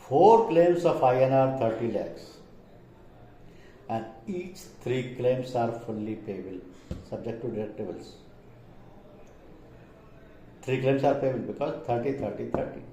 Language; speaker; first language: English; non-native, local second language; Hindi